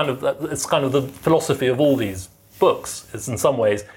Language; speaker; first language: English; native; English